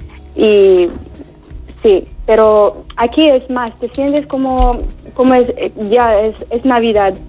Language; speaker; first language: Spanish; non-native, fluent; Arabic